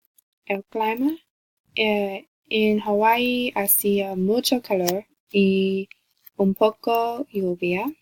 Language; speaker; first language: Spanish; non-native, learner; English